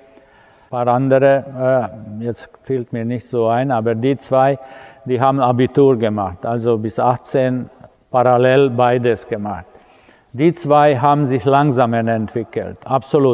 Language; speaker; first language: German; non-native, fluent; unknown